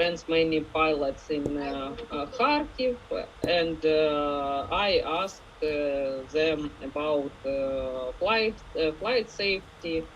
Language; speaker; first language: English; non-native, fluent; Ukrainian